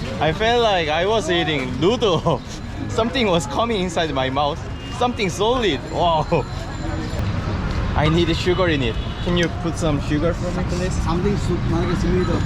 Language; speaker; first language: English; non-native, learner; Korean